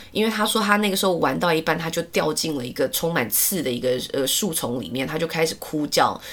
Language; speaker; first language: Chinese; early bilingual, heritage; Chinese